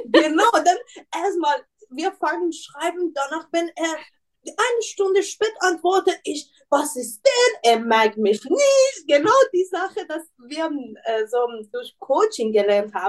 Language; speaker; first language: German; non-native, learner; Persian